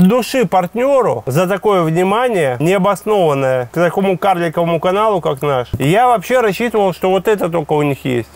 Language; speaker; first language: Russian; native; Russian